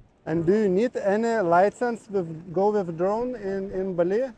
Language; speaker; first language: English; non-native, learner; Lithuanian